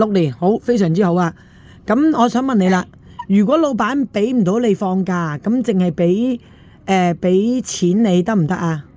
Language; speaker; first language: Cantonese; native; Cantonese